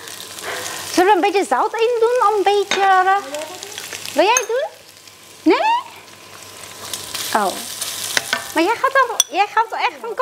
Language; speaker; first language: Dutch; non-native, fluent; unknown